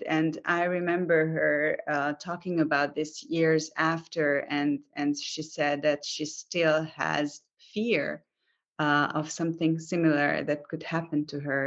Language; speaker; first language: English; non-native, fluent; Hungarian